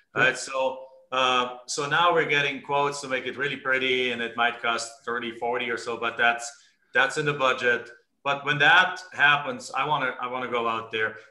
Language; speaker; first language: English; non-native, fluent; German